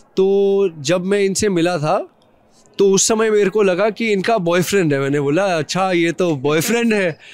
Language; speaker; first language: Hindi; native; Hindi